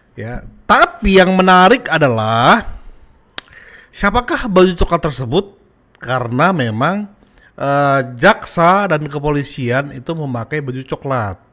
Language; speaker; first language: Indonesian; native; Indonesian